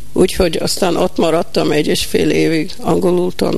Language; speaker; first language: Hungarian; early bilingual, heritage; Hungarian